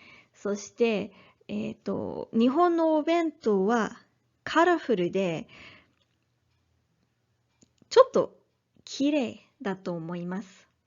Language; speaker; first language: Japanese; non-native, learner; English